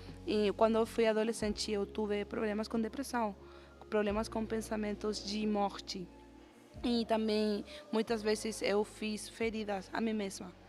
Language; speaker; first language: Portuguese; non-native, fluent; Spanish